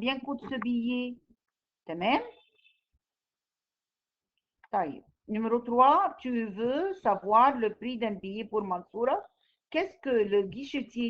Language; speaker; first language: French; non-native, fluent; Arabic